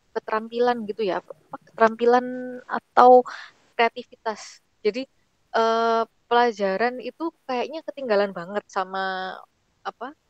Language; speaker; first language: Indonesian; native; Indonesian